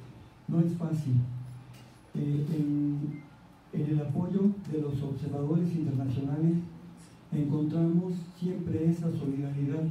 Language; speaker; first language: Spanish; native; Spanish